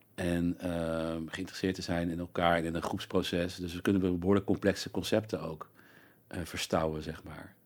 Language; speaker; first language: Dutch; native; Dutch